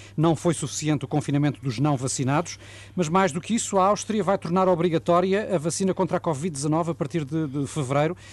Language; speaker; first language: Portuguese; native; Portuguese